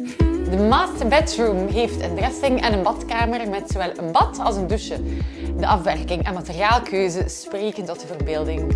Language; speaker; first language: Dutch; native; Dutch